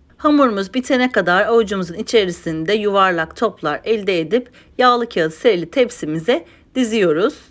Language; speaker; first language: Turkish; native; Turkish